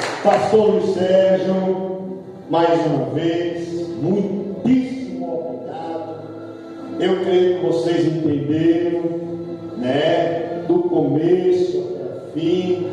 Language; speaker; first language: Portuguese; native; Portuguese